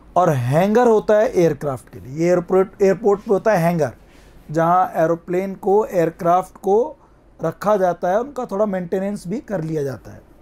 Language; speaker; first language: Hindi; native; Hindi